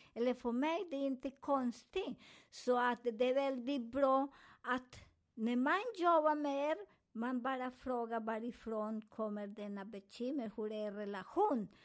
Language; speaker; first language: Swedish; non-native, learner; Spanish